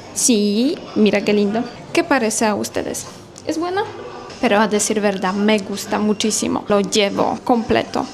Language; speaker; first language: Spanish; non-native, fluent; Polish